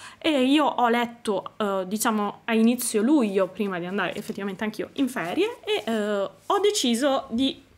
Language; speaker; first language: Italian; native; Italian